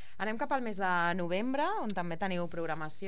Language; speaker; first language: Catalan; native; Catalan